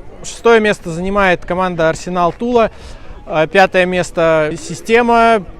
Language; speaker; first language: Russian; native; Russian